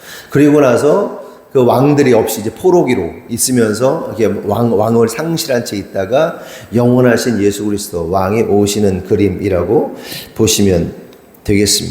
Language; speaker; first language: Korean; native; Korean